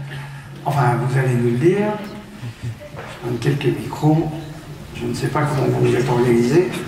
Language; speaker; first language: French; native; French